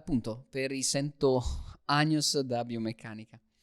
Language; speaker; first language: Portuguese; non-native, learner; Italian